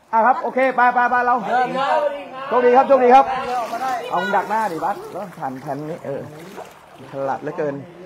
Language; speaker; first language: Thai; native; Thai